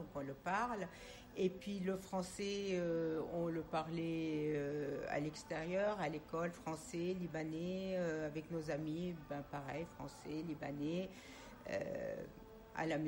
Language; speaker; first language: French; non-native, local second language; Armenian